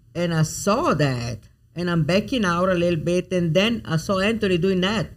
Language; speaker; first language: English; non-native, fluent; Italian